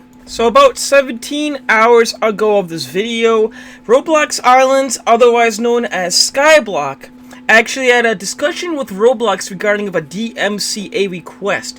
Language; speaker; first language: English; native; English